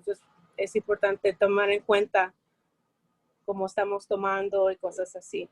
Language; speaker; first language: Spanish; early bilingual, heritage; Spanish